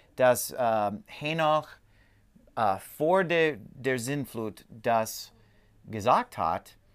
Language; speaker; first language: German; non-native, learner; English